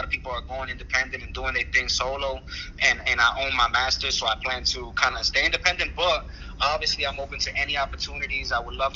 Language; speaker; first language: English; native; English